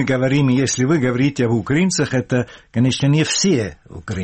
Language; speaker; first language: Ukrainian; non-native, learner; German